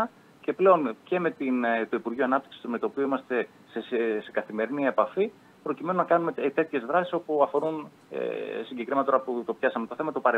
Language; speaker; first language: Greek; native; Greek